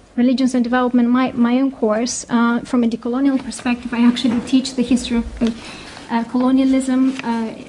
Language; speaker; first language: English; non-native, fluent; Greek